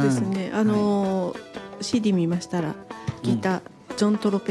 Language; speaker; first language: Japanese; native; Japanese